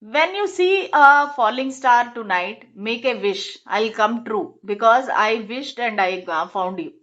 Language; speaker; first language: English; non-native, local second language; Telugu